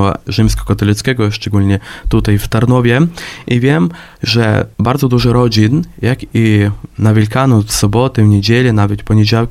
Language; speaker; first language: Polish; non-native, fluent; Ukrainian